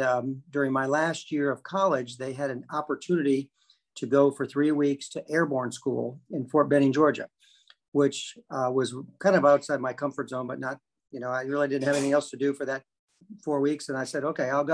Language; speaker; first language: English; native; English